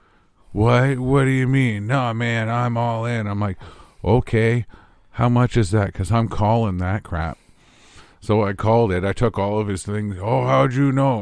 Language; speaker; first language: English; native; English